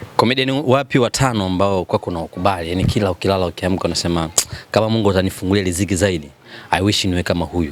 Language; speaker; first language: Swahili; native; Swahili